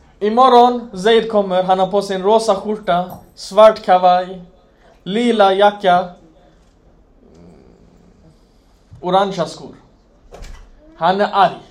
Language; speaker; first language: Swedish; non-native, fluent; Arabic